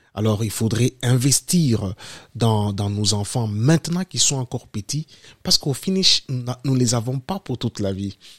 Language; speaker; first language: French; non-native, local second language; Lingala